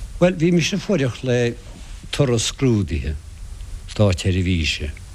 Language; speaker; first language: Irish; non-native, local second language; English